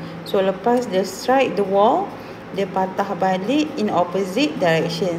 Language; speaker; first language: English; non-native, local second language; Malay